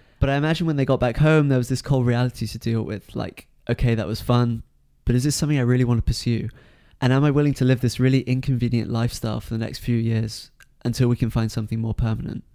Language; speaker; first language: English; native; English